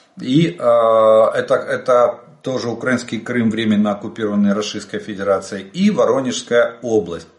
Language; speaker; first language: Russian; native; Russian